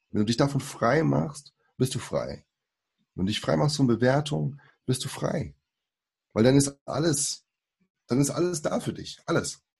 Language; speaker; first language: German; early bilingual, other home language; Portuguese